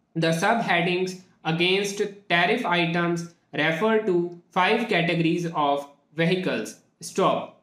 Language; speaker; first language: English; non-native, local second language; Hindi